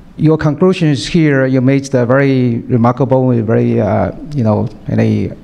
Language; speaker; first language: English; non-native, fluent; Chinese